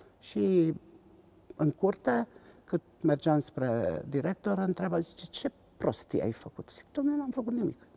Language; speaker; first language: Romanian; non-native, local second language; Hungarian